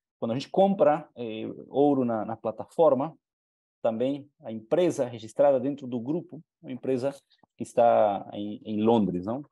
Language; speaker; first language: Portuguese; non-native, fluent; Spanish